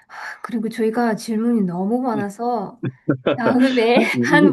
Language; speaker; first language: Korean; non-native, fluent; Russian